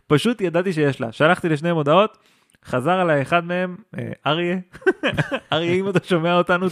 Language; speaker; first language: Hebrew; native; Hebrew